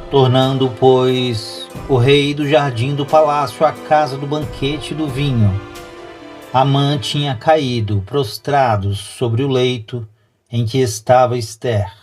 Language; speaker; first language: Portuguese; native; Portuguese